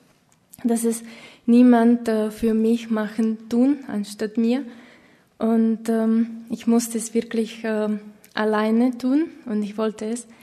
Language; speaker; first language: German; non-native, fluent; Slovak